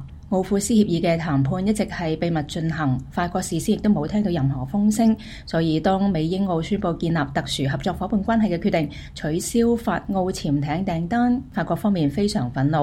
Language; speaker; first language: Chinese; non-native, local second language; Cantonese